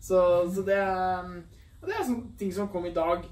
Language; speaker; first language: Norwegian; native; Norwegian